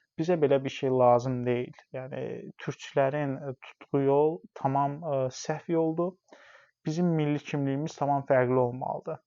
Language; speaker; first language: Azerbaijani; non-native, local second language; Talysh